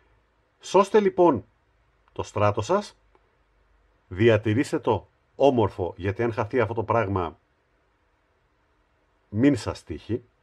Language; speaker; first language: Greek; native; Greek